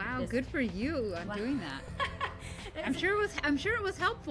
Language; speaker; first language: English; native; English